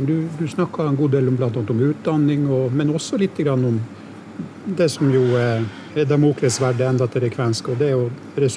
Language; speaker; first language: Norwegian; native; Norwegian